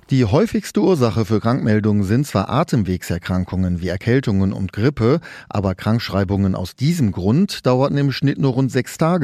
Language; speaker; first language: German; native; German